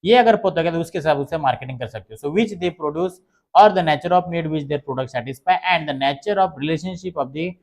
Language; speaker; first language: Hindi; non-native, local second language; Marathi